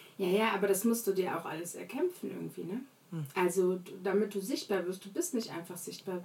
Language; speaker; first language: German; early bilingual, other home language; Portuguese